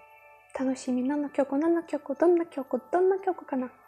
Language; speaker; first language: Japanese; non-native, fluent; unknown